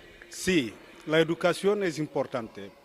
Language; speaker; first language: Spanish; non-native, fluent; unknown